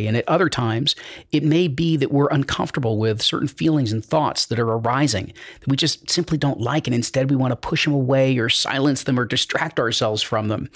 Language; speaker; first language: English; native; English